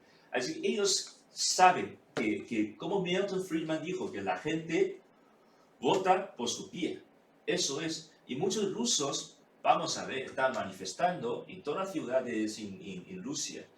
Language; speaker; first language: Spanish; non-native, fluent; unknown